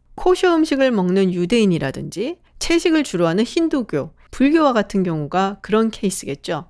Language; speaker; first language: Korean; native; Korean